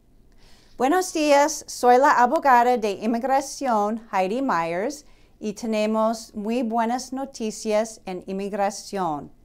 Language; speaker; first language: Spanish; non-native, fluent; English